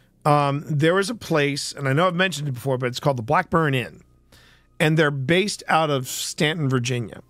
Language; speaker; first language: English; native; English